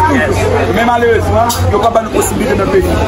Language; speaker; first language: French; non-native, local second language; Haitian Creole